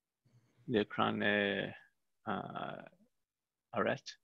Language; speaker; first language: French; non-native, learner; English